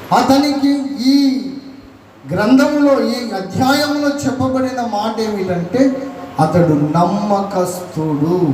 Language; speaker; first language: Telugu; non-native, local second language; Lambadi